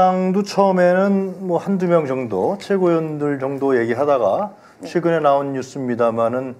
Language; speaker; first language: Korean; native; Korean